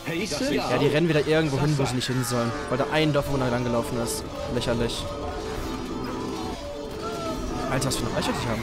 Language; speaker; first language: German; native; German